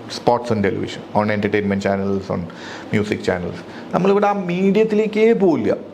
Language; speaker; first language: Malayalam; native; Malayalam